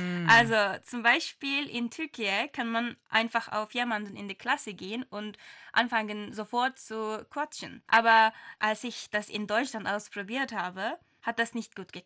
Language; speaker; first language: German; non-native, learner; Turkish